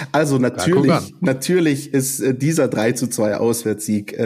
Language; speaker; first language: German; native; German